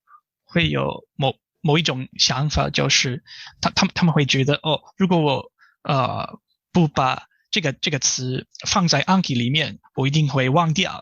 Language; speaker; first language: Chinese; non-native, fluent; English